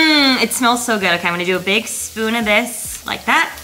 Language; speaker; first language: English; native; English